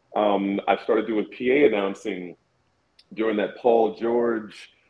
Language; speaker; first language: English; native; English